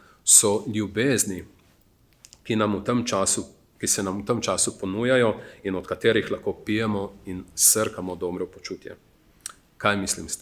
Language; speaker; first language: Slovenian; native; Slovenian